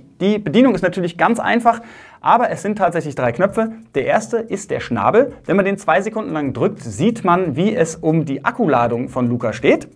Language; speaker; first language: German; native; German